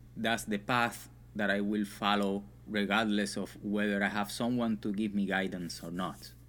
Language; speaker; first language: English; non-native, fluent; Spanish